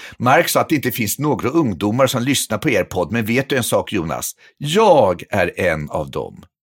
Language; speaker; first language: Swedish; native; Swedish